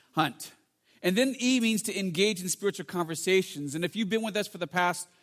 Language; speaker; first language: English; native; English